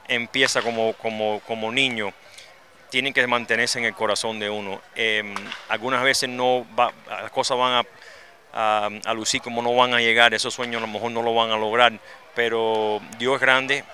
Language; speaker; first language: Spanish; early bilingual, other home language; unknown